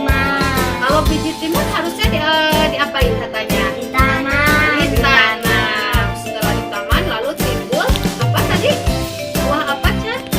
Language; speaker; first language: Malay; non-native, local second language; Sundanese